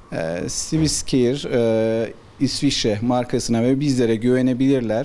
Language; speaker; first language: Turkish; native; Turkish